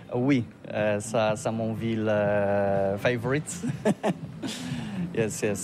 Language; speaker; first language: French; non-native, learner; Polish